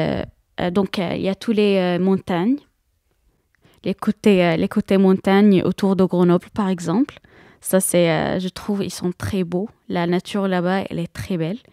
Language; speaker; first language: French; non-native, fluent; Arabic